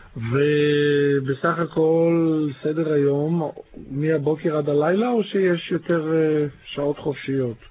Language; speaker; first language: Hebrew; native; Hebrew